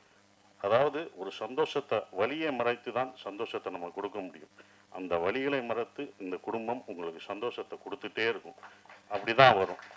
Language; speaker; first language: Tamil; native; Tamil